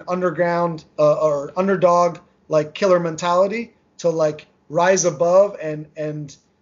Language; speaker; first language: English; early bilingual, other home language; Armenian